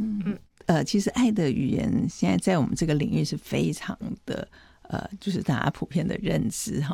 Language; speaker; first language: Chinese; native; Chinese